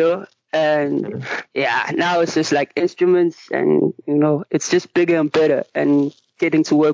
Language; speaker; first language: English; non-native, local second language; Zulu